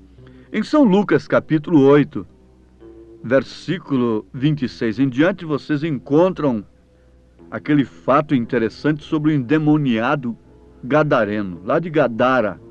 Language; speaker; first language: Portuguese; native; Portuguese